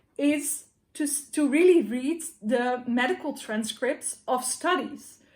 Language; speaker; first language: English; non-native, fluent; Dutch